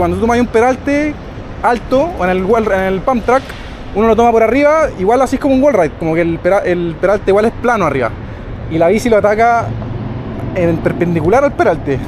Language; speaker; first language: Spanish; native; Spanish